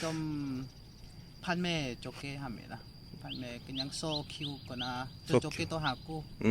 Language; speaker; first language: Korean; non-native, learner; Lao